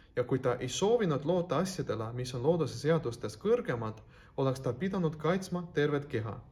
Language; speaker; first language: Estonian; non-native, local second language; Russian